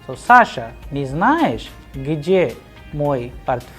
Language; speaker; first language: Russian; non-native, fluent; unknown